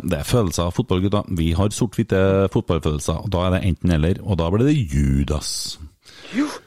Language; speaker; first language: Norwegian; native; Norwegian